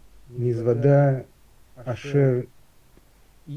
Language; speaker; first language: Hebrew; non-native, learner; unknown